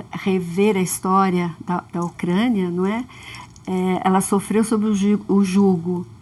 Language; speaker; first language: Portuguese; early bilingual, other home language; Russian